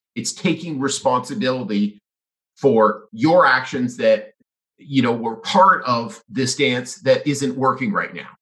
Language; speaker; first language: English; native; English